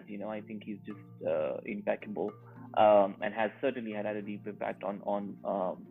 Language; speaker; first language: English; non-native, local second language; Urdu